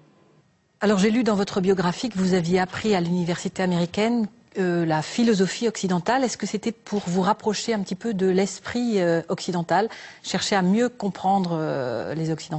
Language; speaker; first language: French; native; French